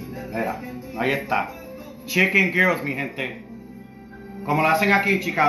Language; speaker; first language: Spanish; early bilingual, heritage; Spanish